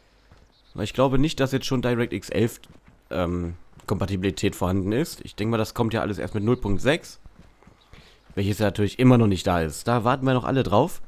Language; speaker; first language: German; native; German